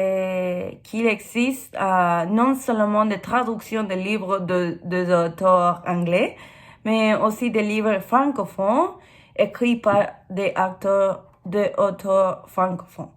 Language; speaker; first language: French; non-native, learner; English